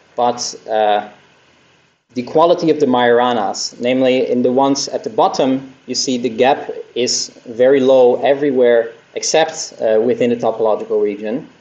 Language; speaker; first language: English; non-native, fluent; Dutch